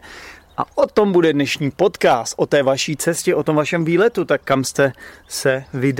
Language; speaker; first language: Czech; native; Czech